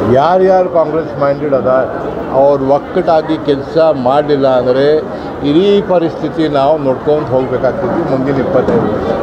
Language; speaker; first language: Kannada; non-native, local second language; Urdu